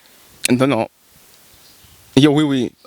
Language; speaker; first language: French; non-native, local second language; Rundi